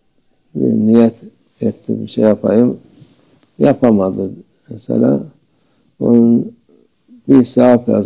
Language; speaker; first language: Turkish; native; Turkish